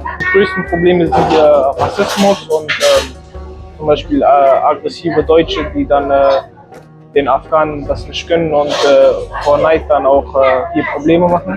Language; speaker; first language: German; early bilingual, other home language; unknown